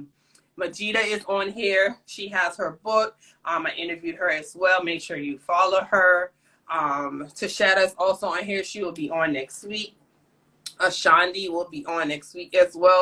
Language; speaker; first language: English; native; English